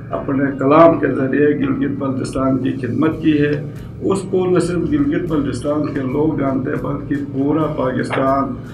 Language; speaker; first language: Urdu; non-native, local second language; Shan